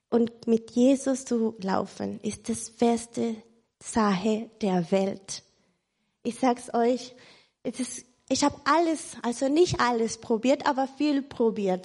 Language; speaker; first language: German; non-native, fluent; Spanish